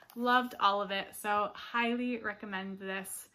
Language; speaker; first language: English; native; English